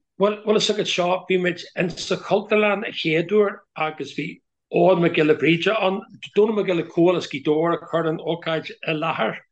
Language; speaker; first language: Irish; non-native, local second language; English